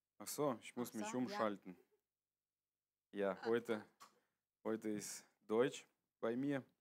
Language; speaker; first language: German; early bilingual, other home language; Russian